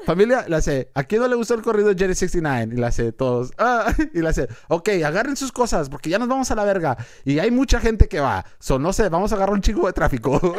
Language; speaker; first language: Spanish; early bilingual, heritage; Spanish